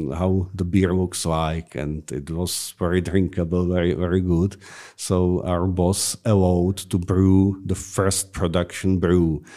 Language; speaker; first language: English; non-native, fluent; Czech